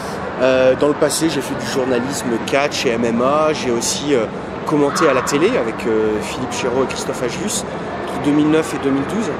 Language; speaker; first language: French; native; French